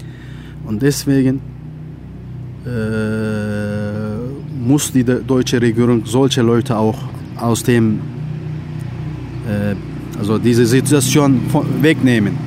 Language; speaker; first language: German; non-native, fluent; Turkish